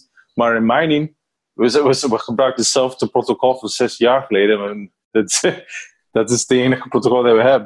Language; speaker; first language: Dutch; non-native, learner; Spanish